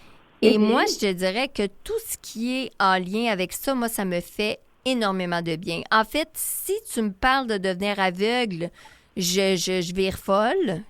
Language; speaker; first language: French; native; French